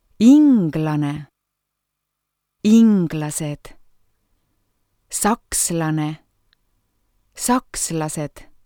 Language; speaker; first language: Estonian; native; Estonian